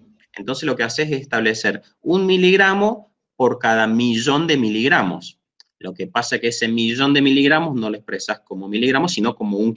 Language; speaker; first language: Spanish; native; Spanish